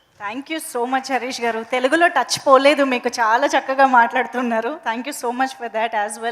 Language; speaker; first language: Telugu; native; Telugu